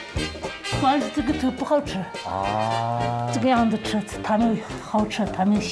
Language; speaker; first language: Chinese; non-native, local second language; Tibetan